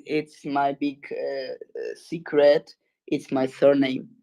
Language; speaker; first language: English; non-native, learner; Ukrainian